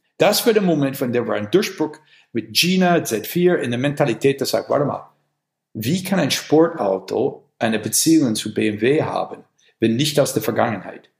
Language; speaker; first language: German; non-native, fluent; English